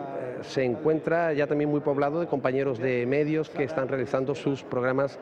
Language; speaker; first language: Spanish; native; Spanish